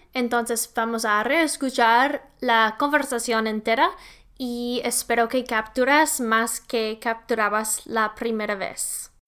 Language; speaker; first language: Spanish; non-native, learner; English